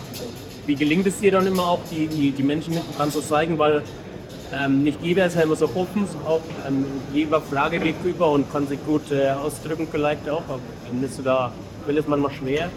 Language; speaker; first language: German; native; German